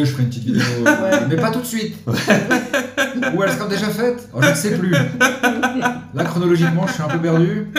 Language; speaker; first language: French; native; French